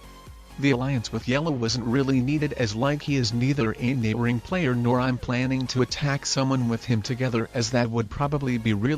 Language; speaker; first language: English; non-native, fluent; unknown